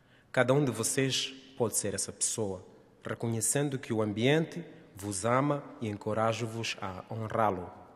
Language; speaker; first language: Portuguese; non-native, local second language; Nyanja